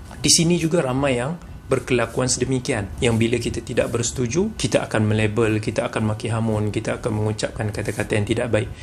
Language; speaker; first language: Malay; native; Malay